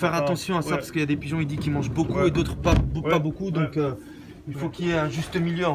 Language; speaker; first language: French; native; French